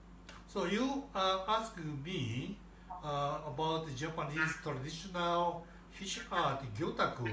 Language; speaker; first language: English; non-native, learner; Japanese